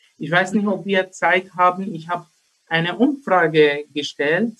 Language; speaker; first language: German; non-native, learner; Arabic